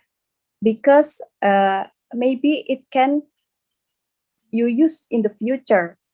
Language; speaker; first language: English; non-native, learner; Indonesian